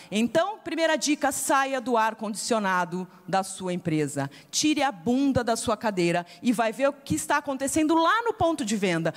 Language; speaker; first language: Portuguese; native; Portuguese